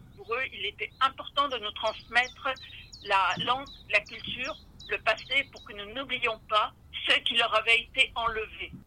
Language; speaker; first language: French; early bilingual, other home language; Russian